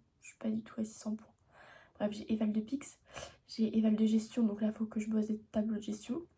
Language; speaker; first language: French; native; French